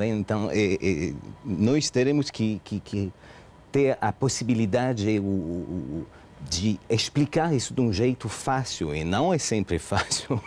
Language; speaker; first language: Portuguese; non-native, fluent; French